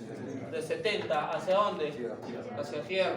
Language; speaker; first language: Spanish; native; Spanish